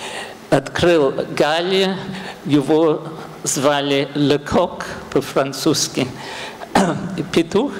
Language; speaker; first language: Russian; non-native, fluent; English